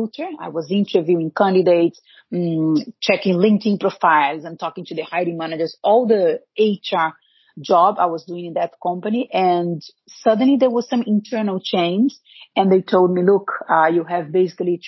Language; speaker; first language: English; non-native, fluent; Portuguese